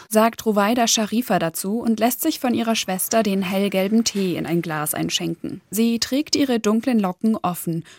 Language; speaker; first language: German; native; German